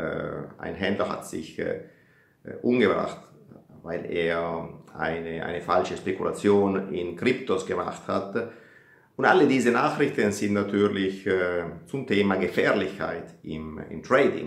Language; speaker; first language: German; non-native, fluent; Italian